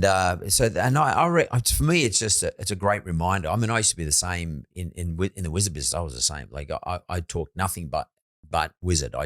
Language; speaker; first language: English; native; English